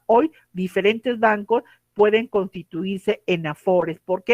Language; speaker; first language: Spanish; native; Spanish